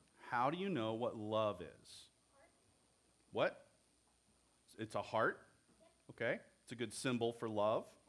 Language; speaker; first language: English; native; English